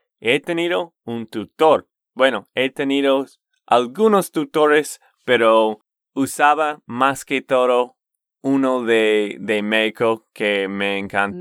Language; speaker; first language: Spanish; non-native, fluent; English